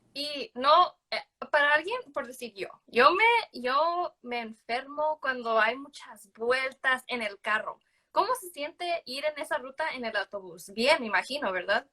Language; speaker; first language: Spanish; early bilingual, other home language; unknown